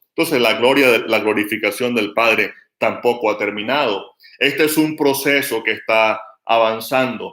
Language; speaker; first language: Spanish; native; Spanish